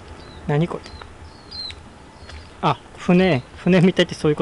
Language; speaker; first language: Japanese; native; Japanese